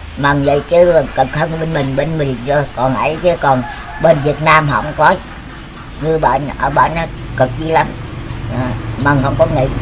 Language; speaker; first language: Vietnamese; native; Vietnamese